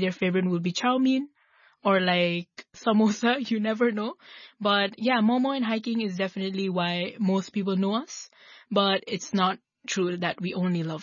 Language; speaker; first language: English; non-native, local second language; Nepali